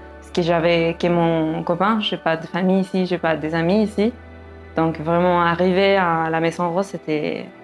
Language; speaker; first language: French; non-native, fluent; Spanish